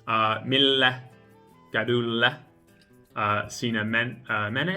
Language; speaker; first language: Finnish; non-native, learner; English